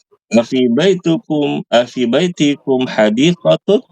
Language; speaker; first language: Arabic; non-native, fluent; Indonesian